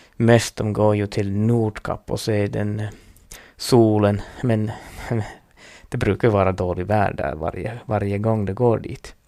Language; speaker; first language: Swedish; non-native, fluent; Northern Sami